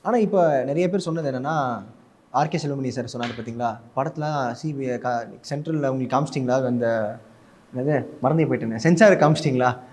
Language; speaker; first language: Tamil; native; Tamil